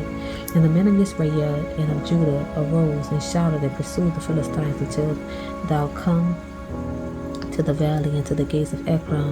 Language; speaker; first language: English; native; English